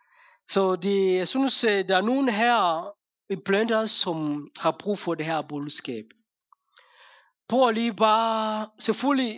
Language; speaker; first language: Danish; non-native, fluent; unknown